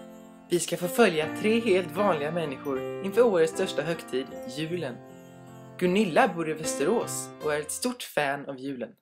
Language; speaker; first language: Swedish; native; Swedish